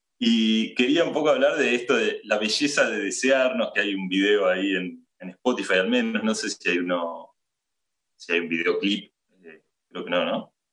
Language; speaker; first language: Spanish; native; Spanish